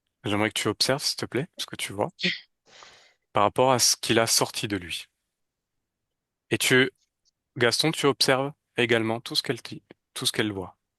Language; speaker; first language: French; native; French